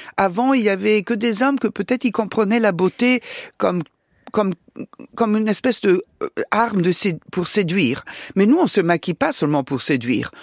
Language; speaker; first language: French; non-native, fluent; Italian